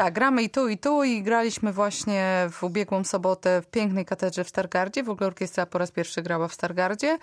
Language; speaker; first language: Polish; native; Polish